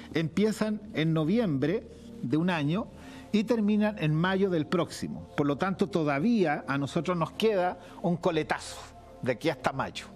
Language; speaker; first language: Spanish; native; Spanish